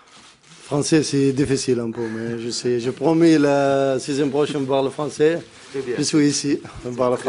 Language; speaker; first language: French; non-native, learner; Arabic